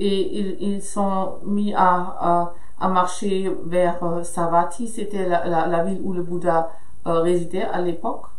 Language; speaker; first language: French; non-native, fluent; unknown